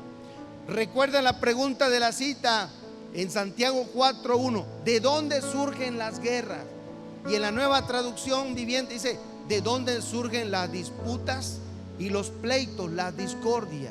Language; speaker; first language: Spanish; native; Spanish